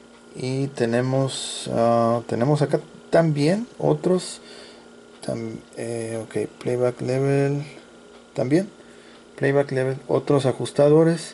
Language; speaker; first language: Spanish; native; Spanish